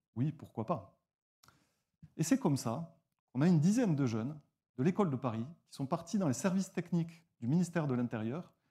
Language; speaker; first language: French; native; French